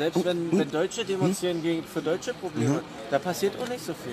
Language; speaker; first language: German; native; German